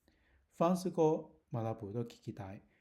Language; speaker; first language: Japanese; non-native, learner; Cantonese